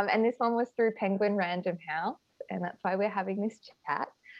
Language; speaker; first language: English; native; English